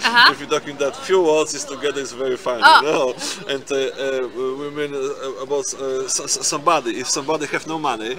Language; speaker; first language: English; non-native, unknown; Polish